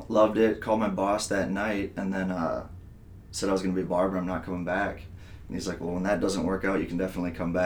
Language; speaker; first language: English; native; English